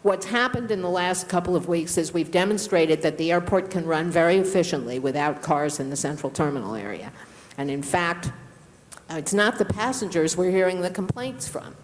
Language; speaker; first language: English; native; English